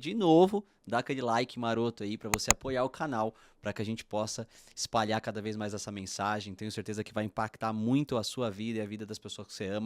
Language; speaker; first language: Portuguese; native; Portuguese